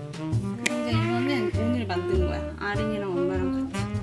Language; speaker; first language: Korean; native; Korean